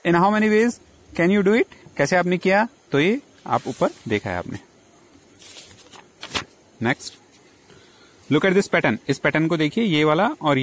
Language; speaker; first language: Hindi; native; Hindi